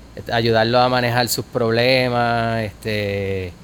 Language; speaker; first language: Spanish; native; Spanish